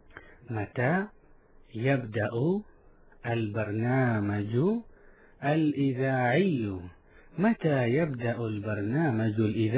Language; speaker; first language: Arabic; non-native, fluent; Malay